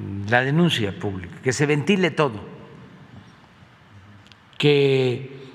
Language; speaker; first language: Spanish; native; Spanish